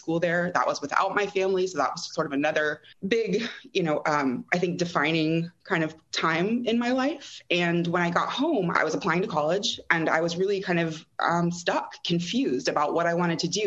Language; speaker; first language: English; native; English